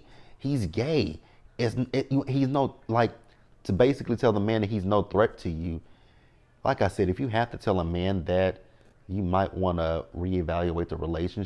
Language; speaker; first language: English; native; English